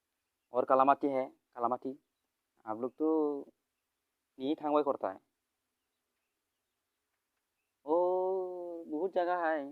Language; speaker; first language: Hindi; non-native, local second language; Bodo